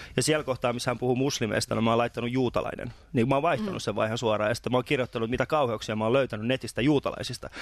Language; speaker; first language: Finnish; early bilingual, other home language; Persian